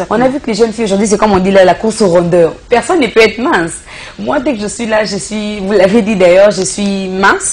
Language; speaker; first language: French; non-native, local second language; Lingala